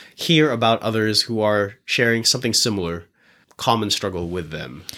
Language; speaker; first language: English; early bilingual, other home language; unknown